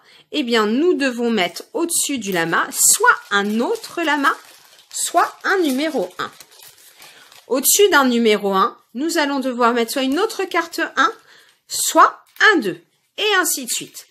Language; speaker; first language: French; native; French